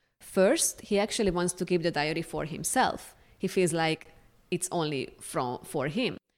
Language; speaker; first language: English; non-native, fluent; Hungarian